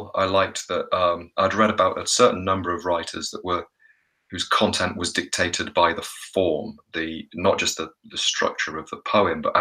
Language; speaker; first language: English; native; English